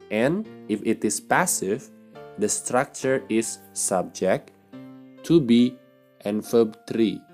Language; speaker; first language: English; non-native, fluent; Indonesian